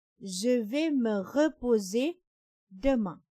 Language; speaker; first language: French; non-native, fluent; Thai